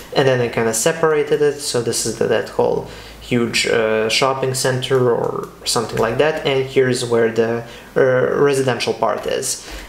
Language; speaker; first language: English; non-native, fluent; Serbian